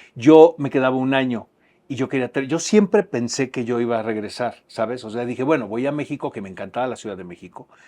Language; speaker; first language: Spanish; native; Spanish